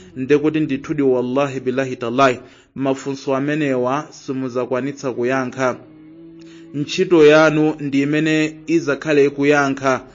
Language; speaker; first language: Nyanja; non-native, local second language; Yao